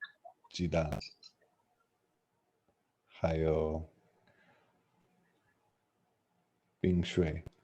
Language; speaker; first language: Chinese; non-native, learner; English